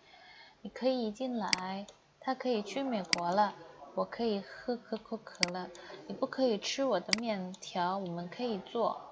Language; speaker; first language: Chinese; non-native, fluent; Indonesian